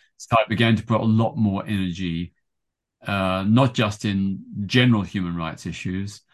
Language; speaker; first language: English; native; English